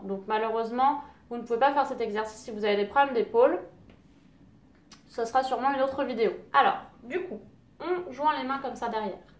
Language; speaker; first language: French; native; French